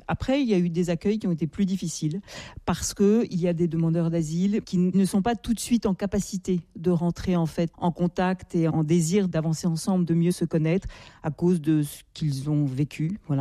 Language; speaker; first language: French; native; French